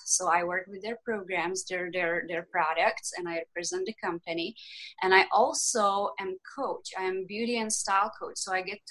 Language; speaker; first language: English; non-native, fluent; Czech